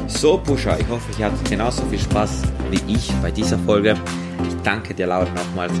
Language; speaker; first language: German; non-native, fluent; Spanish